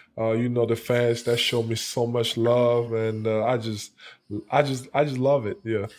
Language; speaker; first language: English; non-native, local second language; French